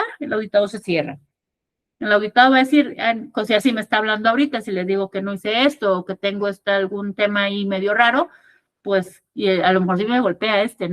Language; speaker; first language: Spanish; native; Spanish